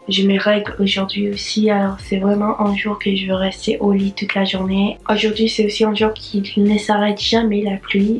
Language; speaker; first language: French; non-native, fluent; English